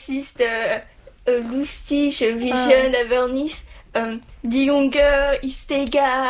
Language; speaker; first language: German; non-native, learner; French